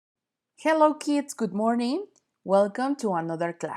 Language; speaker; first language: English; non-native, fluent; Spanish